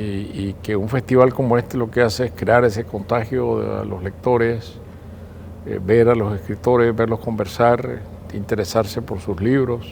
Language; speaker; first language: Spanish; native; Spanish